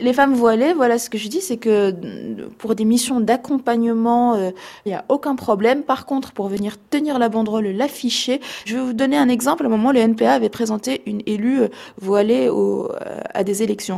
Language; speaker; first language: French; non-native, local second language; Arabic